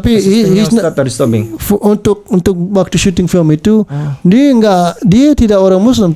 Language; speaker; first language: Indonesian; early bilingual, heritage; English